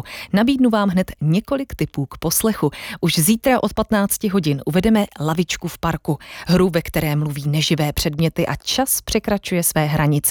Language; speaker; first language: Czech; native; Czech